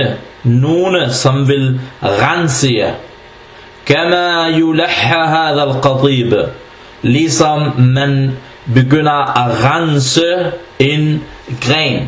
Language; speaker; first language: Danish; early bilingual, other home language; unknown